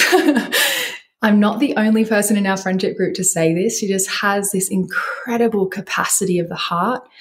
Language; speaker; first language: English; native; English